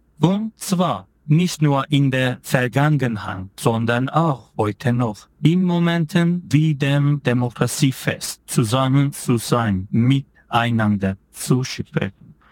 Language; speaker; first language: German; non-native, fluent; Turkish